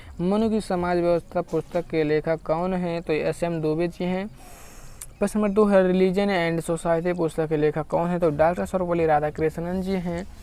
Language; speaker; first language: Hindi; native; Hindi